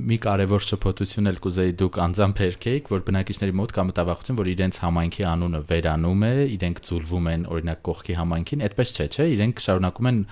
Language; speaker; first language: Armenian; native; Armenian